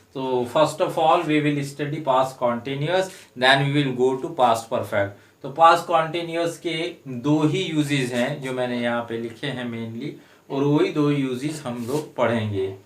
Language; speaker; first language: Hindi; native; Hindi